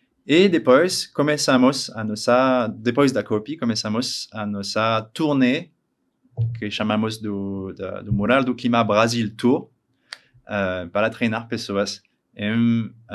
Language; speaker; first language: Portuguese; non-native, learner; French